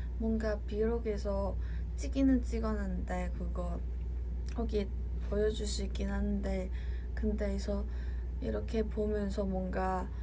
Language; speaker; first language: Korean; non-native, fluent; Cantonese